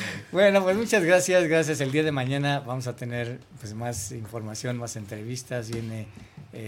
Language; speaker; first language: Spanish; native; Spanish